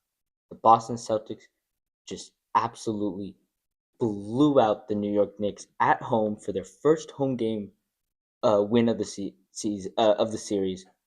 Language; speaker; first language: English; native; English